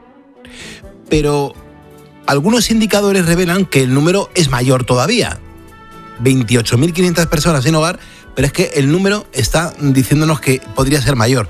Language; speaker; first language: Spanish; native; Spanish